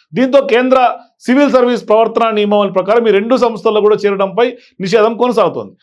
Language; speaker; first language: Telugu; native; Telugu